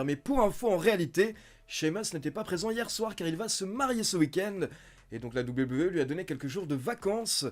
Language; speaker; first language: French; native; French